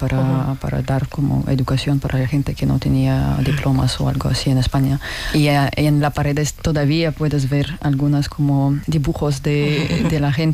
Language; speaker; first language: Spanish; non-native, learner; Russian